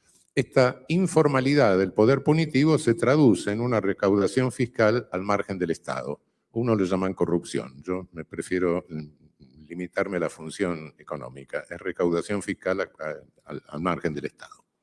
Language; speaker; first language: Spanish; native; Spanish